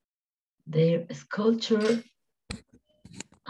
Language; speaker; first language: English; non-native, learner; Spanish